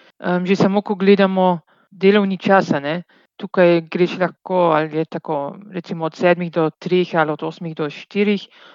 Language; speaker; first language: Slovenian; non-native, fluent; Dutch